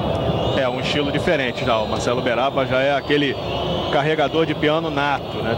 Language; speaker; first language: Portuguese; native; Portuguese